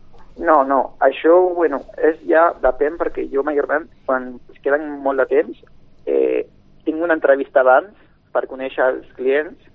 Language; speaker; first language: Catalan; non-native, local second language; Spanish